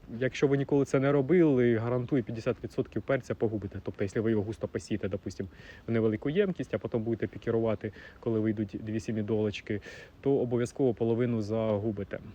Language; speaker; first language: Ukrainian; non-native, local second language; Russian